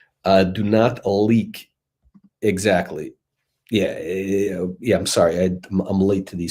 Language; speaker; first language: English; native; English